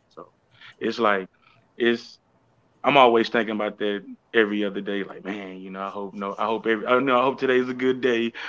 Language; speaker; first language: English; native; English